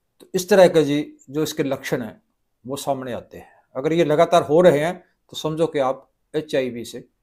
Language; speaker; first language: Hindi; non-native, local second language; Punjabi